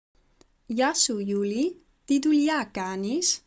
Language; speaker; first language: Greek; non-native, learner; Dutch